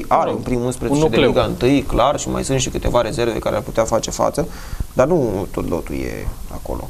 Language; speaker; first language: Romanian; native; Romanian